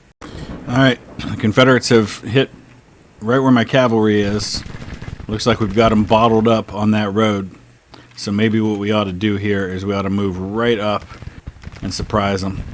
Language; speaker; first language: English; native; English